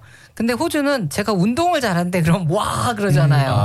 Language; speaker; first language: Korean; native; Korean